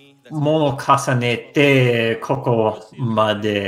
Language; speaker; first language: Japanese; non-native, learner; English